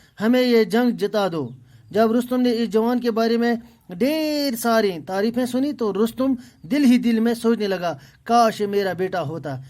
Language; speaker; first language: Urdu; non-native, local second language; Kashmiri